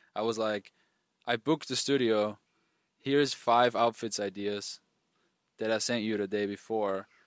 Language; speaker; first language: English; non-native, fluent; German